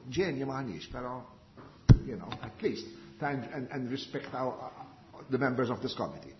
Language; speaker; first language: English; non-native, local second language; Maltese